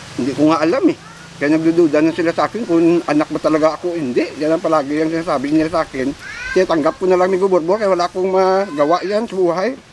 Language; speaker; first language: Filipino; non-native, local second language; Hiligaynon